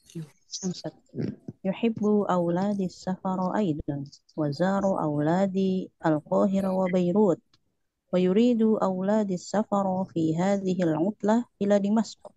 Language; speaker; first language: Arabic; non-native, learner; Indonesian